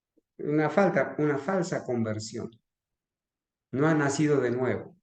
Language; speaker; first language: Spanish; native; Spanish